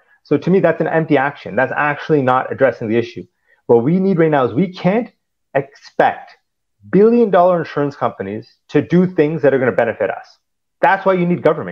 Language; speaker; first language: English; early bilingual, other home language; Punjabi